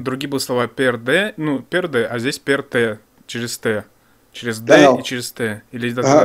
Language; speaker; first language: Russian; native; Russian